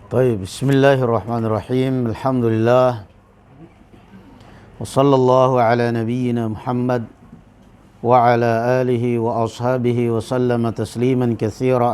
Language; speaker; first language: Arabic; non-native, fluent; Indonesian